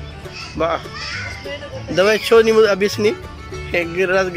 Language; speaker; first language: Russian; non-native, learner; Urdu